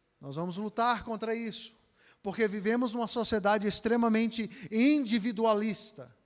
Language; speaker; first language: Portuguese; native; Portuguese